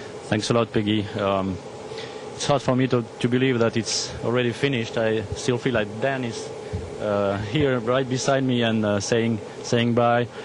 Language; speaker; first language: English; non-native, fluent; French